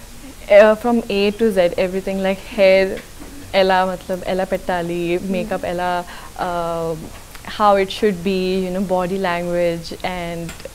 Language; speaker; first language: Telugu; non-native, local second language; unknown